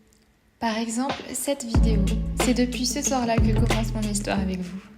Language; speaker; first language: French; native; French